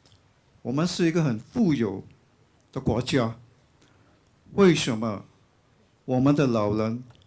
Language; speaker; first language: Chinese; non-native, local second language; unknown